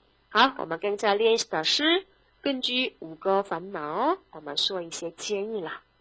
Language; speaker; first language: Chinese; non-native, fluent; Korean